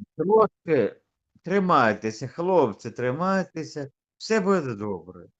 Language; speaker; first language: Russian; native; Russian